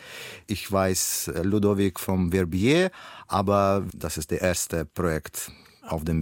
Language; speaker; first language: German; non-native, learner; Russian